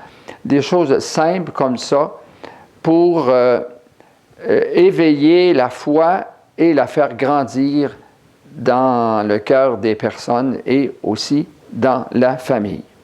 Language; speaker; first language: French; native; French